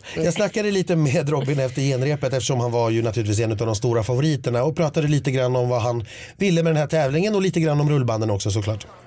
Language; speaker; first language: Swedish; native; Swedish